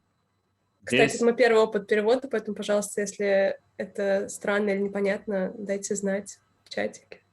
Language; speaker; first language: Russian; native; Russian